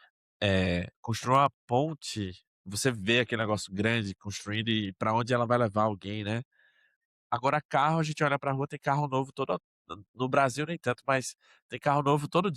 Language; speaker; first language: Portuguese; native; Portuguese